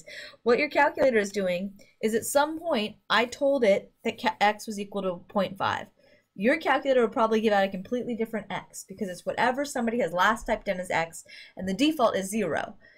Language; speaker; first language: English; native; English